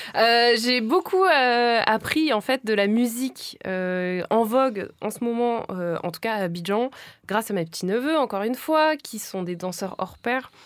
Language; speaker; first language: French; native; French